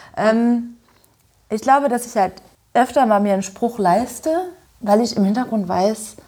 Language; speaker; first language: German; native; German